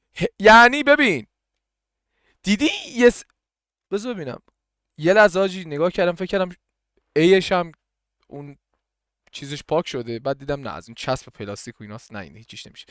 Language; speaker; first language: Persian; native; Persian